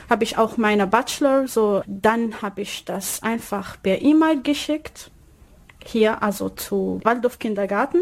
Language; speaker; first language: German; non-native, learner; Arabic